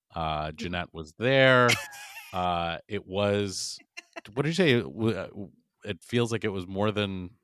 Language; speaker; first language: English; native; English